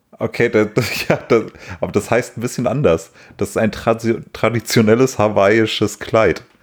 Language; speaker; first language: German; native; German